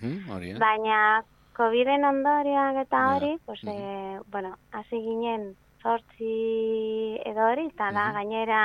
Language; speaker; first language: Basque; non-native, learner; Spanish